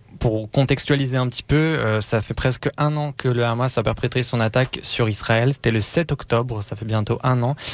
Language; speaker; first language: French; native; French